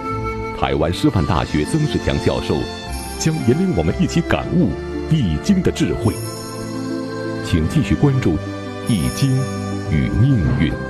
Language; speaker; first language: Chinese; native; Chinese